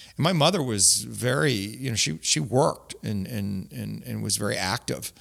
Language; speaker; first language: English; native; English